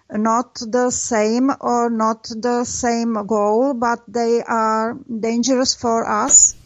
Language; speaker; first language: English; non-native, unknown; Czech